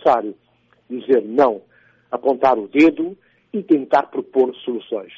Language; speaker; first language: Portuguese; non-native, local second language; Upper Guinea Crioulo